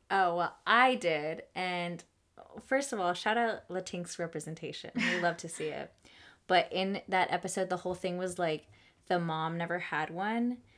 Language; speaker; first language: English; early bilingual, other home language; Spanish